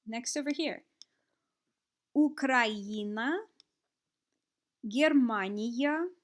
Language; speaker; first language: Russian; non-native, fluent; English